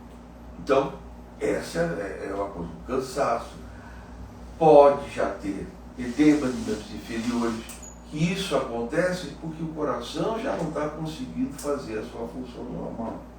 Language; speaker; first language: Portuguese; native; Portuguese